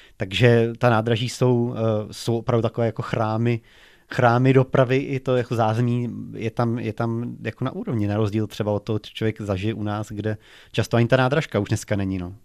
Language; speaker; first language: Czech; native; Czech